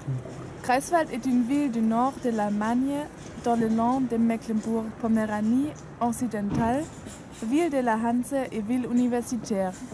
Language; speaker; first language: French; non-native, learner; German